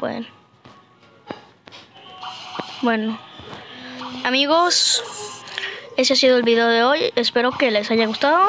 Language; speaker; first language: Spanish; native; Spanish